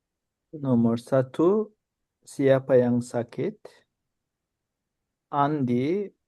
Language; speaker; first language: Indonesian; non-native, learner; Turkish